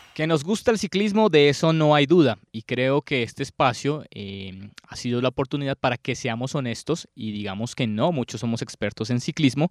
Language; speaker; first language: Spanish; native; Spanish